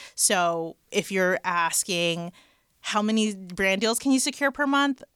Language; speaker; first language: English; native; English